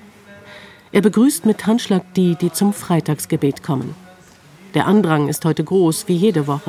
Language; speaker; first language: German; native; German